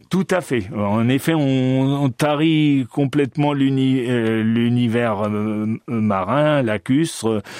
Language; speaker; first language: French; native; French